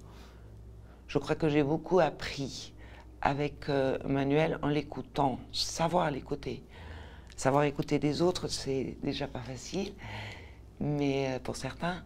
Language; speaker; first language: French; non-native, fluent; Portuguese